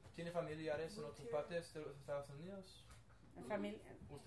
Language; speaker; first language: Spanish; non-native, learner; English